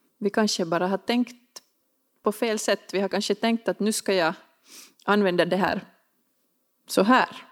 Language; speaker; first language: Swedish; native; Swedish